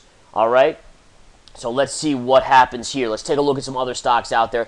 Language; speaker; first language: English; native; English